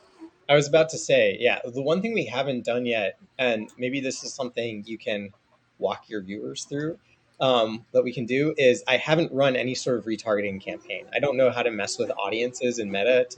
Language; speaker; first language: English; native; English